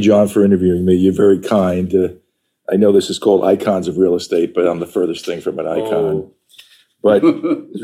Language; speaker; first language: English; native; English